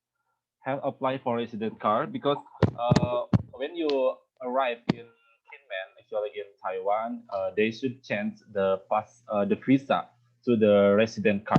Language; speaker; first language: English; non-native, learner; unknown